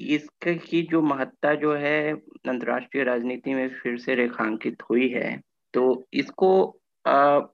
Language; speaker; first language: Hindi; native; Hindi